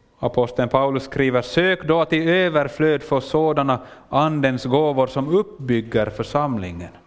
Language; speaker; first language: Swedish; native; Swedish